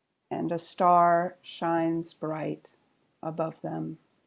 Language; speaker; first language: English; native; English